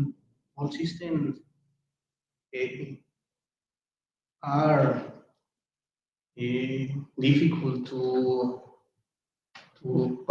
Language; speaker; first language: English; non-native, learner; Spanish